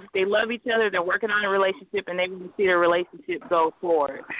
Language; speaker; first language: English; native; English